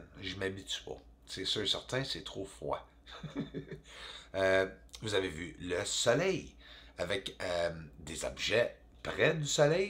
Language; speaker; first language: French; native; French